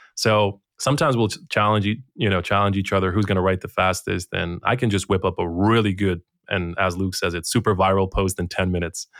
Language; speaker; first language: English; non-native, fluent; Bosnian